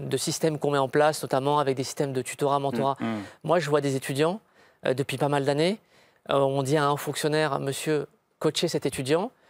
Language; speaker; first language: French; native; French